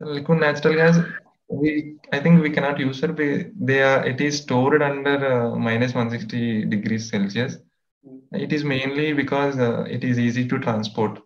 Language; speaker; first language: English; non-native, local second language; Telugu